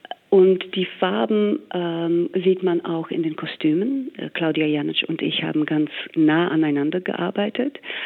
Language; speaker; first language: German; non-native, fluent; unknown